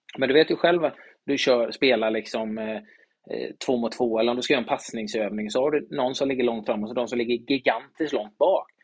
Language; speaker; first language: Swedish; native; Swedish